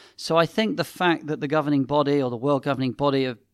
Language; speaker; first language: English; native; English